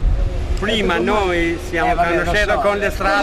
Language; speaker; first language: Italian; non-native, learner; Albanian